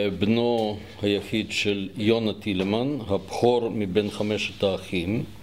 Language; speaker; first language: Hebrew; early bilingual, other home language; Russian